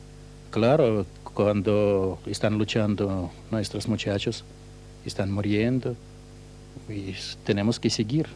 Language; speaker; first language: Spanish; non-native, fluent; Russian